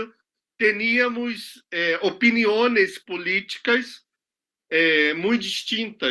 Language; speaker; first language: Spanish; non-native, learner; Portuguese